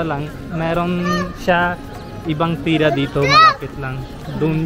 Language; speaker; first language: Filipino; non-native, learner; Hindi